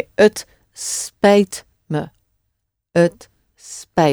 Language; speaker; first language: Dutch; non-native, fluent; English